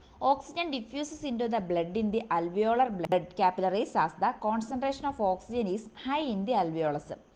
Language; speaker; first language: English; non-native, local second language; Malayalam